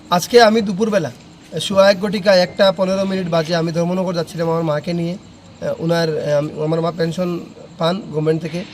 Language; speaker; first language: Bangla; native; Bangla